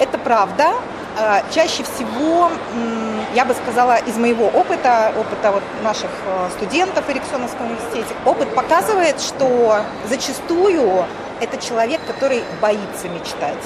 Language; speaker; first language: Russian; native; Russian